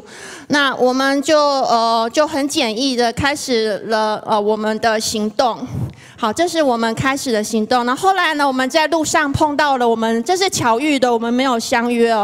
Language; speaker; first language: Chinese; native; Chinese